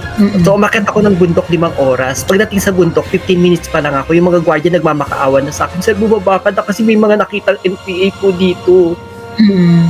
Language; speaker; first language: Filipino; native; Filipino